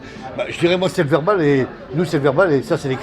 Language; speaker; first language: French; native; French